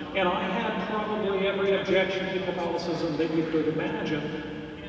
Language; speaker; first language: English; native; English